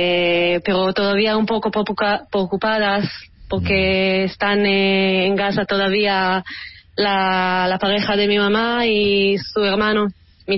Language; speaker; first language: Spanish; early bilingual, heritage; Hebrew